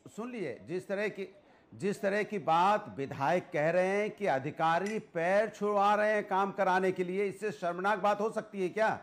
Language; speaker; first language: Hindi; native; Hindi